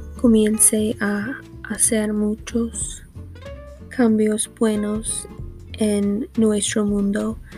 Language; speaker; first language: Spanish; non-native, learner; English